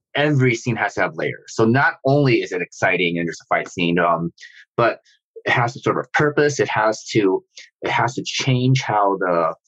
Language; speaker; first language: English; native; English